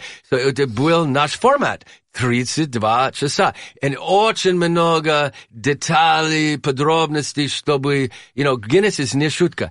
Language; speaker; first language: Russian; non-native, learner; English